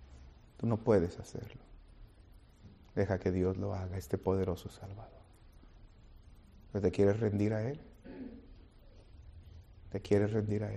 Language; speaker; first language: Spanish; native; Spanish